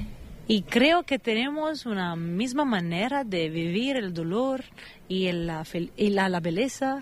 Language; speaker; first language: Spanish; non-native, fluent; Italian